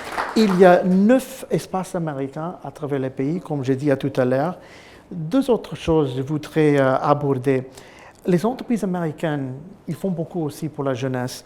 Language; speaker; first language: French; non-native, fluent; English